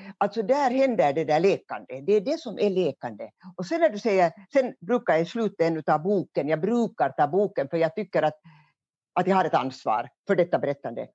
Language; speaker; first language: Swedish; native; Swedish